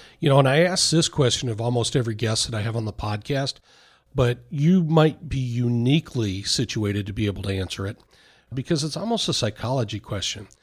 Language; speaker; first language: English; native; English